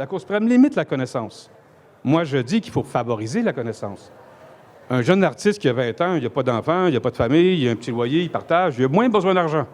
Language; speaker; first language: French; native; French